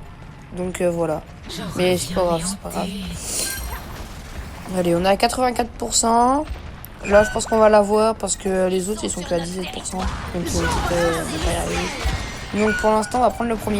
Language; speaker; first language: French; native; French